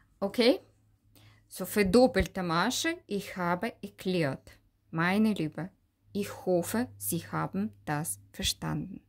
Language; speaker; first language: German; non-native, learner; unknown